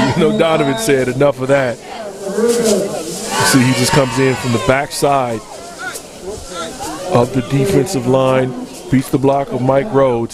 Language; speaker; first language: English; native; English